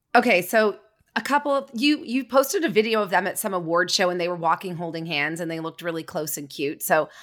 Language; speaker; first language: English; native; English